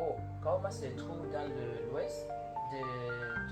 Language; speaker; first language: French; non-native, learner; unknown